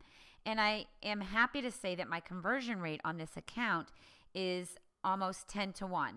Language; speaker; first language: English; native; English